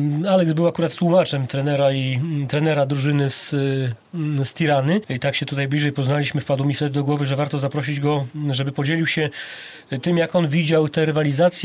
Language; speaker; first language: Polish; native; Polish